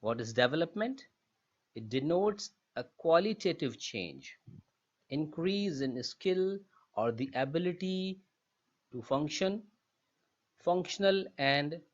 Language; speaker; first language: English; non-native, local second language; Urdu